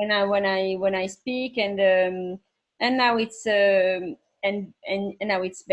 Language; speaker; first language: English; non-native, learner; French